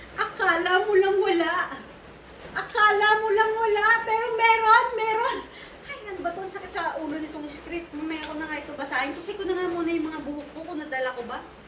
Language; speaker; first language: Filipino; native; Filipino